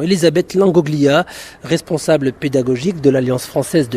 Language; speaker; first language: French; native; French